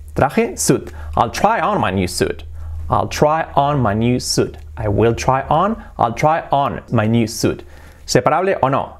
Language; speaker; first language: English; non-native, fluent; Spanish